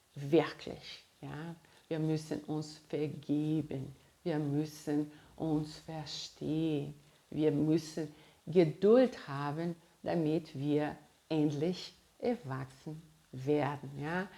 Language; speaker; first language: German; non-native, fluent; Portuguese